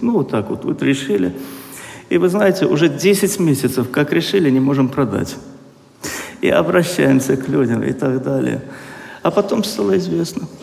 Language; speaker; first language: Russian; non-native, local second language; Azerbaijani